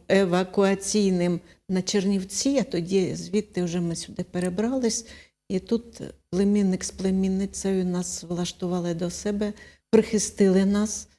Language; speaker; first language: Ukrainian; non-native, local second language; Russian